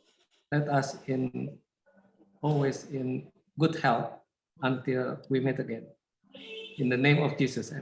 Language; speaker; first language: English; non-native, fluent; Indonesian